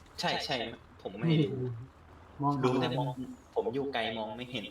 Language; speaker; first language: Thai; native; Thai